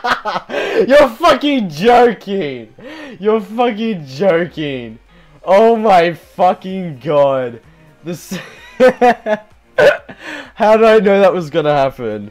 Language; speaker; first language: English; native; English